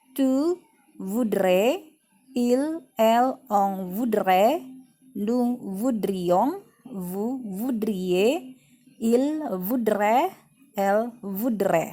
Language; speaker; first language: French; non-native, fluent; Indonesian